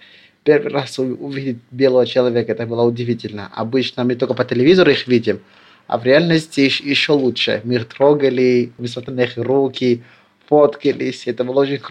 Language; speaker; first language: Russian; early bilingual, other home language; Lingala